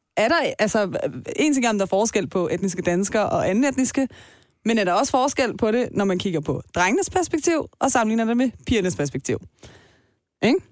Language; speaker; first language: Danish; early bilingual, other home language; Persian